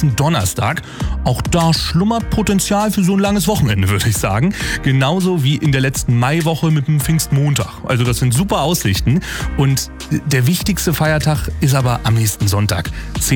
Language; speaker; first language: German; native; German